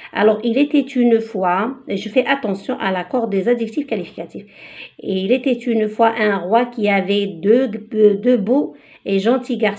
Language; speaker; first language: French; non-native, local second language; Arabic